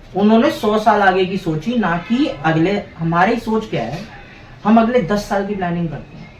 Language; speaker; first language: Hindi; native; Hindi